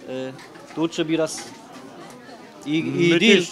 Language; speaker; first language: Turkish; non-native, learner; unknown